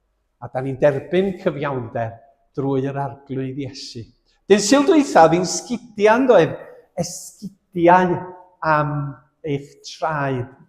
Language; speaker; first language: Welsh; native; Welsh